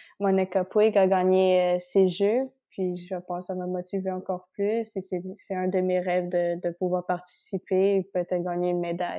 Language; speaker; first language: French; non-native, local second language; Spanish